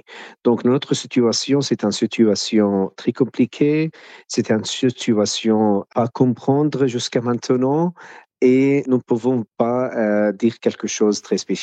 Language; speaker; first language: French; non-native, learner; Arabic